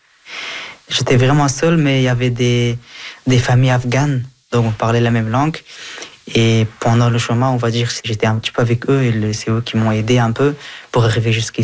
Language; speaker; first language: French; early bilingual, other home language; Persian